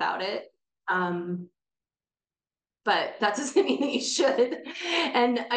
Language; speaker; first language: English; native; English